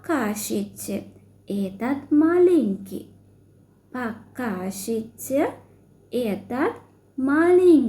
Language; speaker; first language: Russian; non-native, fluent; Sinhala